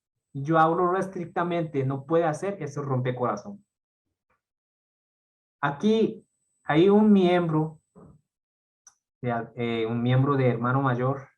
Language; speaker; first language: Spanish; non-native, fluent; Korean